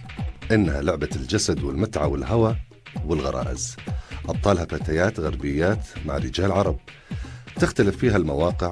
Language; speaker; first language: Arabic; native; Arabic